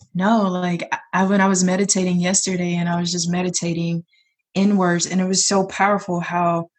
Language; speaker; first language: English; native; English